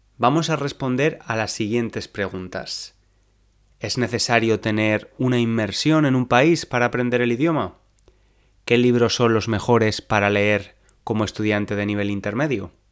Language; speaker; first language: Spanish; native; Spanish